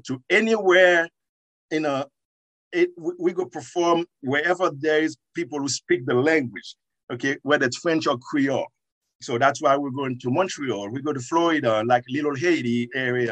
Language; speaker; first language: English; non-native, fluent; Haitian Creole